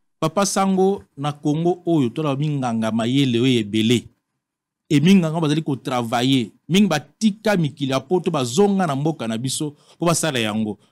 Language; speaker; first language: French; non-native, local second language; Lingala